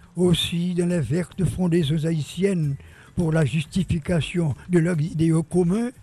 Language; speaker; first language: French; native; French